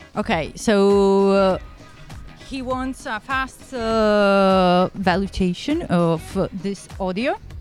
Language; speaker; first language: English; non-native, fluent; Italian